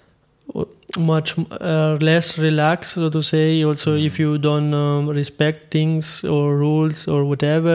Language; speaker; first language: English; non-native, fluent; Italian